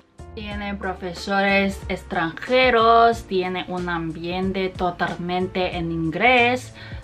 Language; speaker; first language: Spanish; non-native, fluent; Chinese